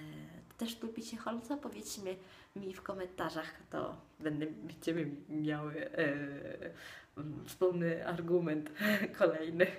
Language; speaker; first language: Polish; non-native, fluent; Italian